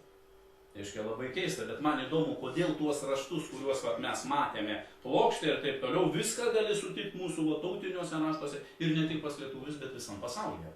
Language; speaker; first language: Lithuanian; native; Lithuanian